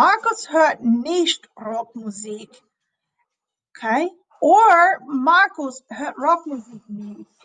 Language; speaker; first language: German; non-native, fluent; English